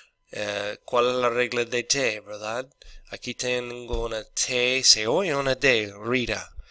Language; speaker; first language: Spanish; non-native, fluent; English